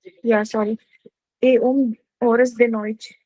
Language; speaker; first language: Portuguese; non-native, learner; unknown